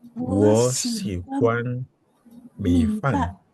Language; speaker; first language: Chinese; non-native, learner; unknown